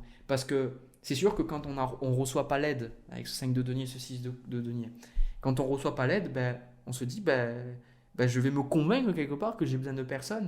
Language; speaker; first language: French; native; French